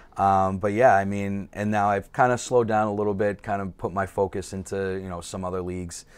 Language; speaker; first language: English; native; English